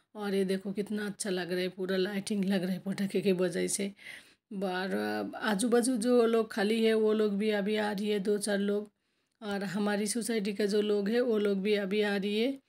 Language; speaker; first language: Hindi; non-native, local second language; Bangla